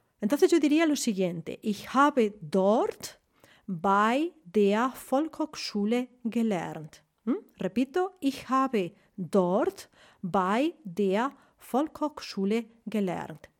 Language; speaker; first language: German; non-native, fluent; Spanish